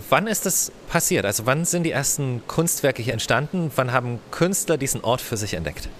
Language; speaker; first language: German; native; German